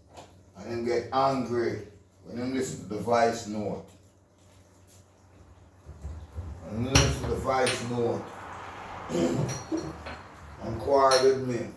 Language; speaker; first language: English; non-native, local second language; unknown